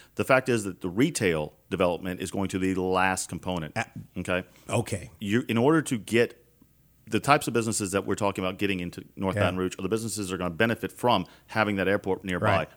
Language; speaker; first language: English; native; English